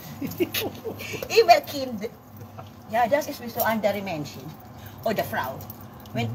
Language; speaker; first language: German; non-native, learner; Filipino